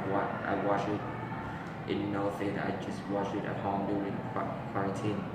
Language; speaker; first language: English; non-native, learner; Vietnamese